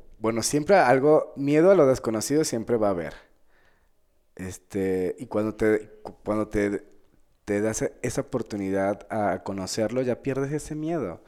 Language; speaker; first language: Spanish; native; Spanish